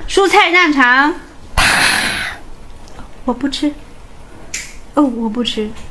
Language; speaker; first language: Chinese; native; Chinese